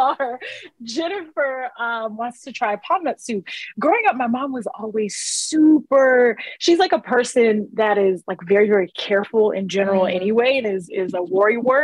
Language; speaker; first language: English; early bilingual, other home language; Akan